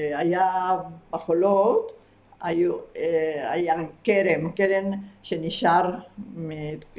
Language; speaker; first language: Hebrew; non-native, fluent; Spanish